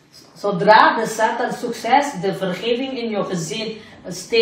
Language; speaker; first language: Dutch; non-native, fluent; Indonesian